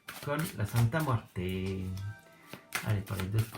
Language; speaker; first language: Spanish; non-native, learner; French